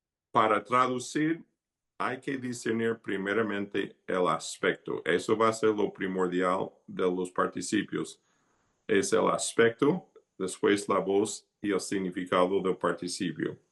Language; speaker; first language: Spanish; non-native, fluent; English